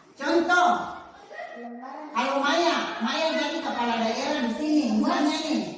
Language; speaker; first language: Indonesian; native; Indonesian